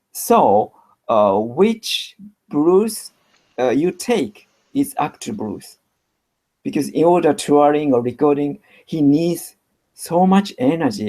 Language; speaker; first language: English; non-native, learner; Japanese